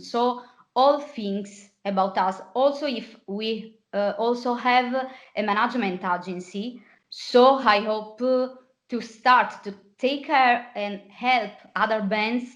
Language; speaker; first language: English; non-native, fluent; Italian